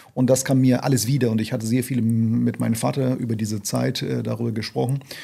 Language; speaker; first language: German; non-native, fluent; Portuguese